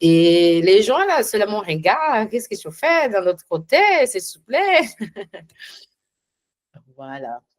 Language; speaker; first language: French; non-native, learner; Portuguese